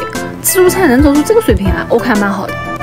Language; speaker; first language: Chinese; native; Chinese